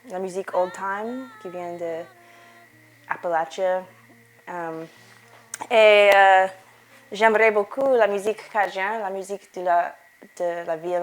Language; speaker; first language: French; non-native, learner; English